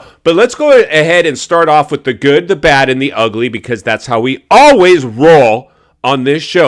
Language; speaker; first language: English; native; English